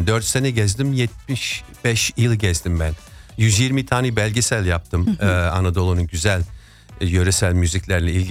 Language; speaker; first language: Turkish; non-native, fluent; English